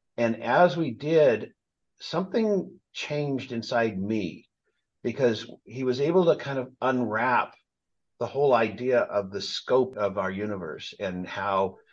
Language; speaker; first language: English; native; English